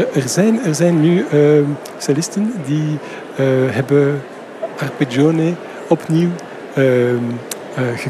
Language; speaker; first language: Dutch; non-native, fluent; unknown